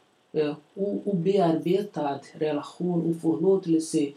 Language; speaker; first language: Swedish; non-native, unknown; Portuguese